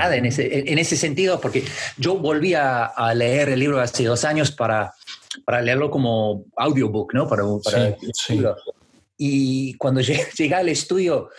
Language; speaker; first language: Spanish; non-native, fluent; English